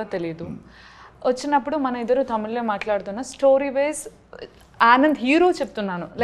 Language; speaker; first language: Telugu; non-native, learner; Malayalam